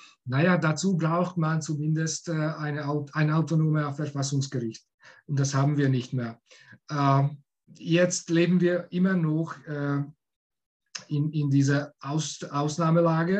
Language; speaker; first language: German; non-native, fluent; Hungarian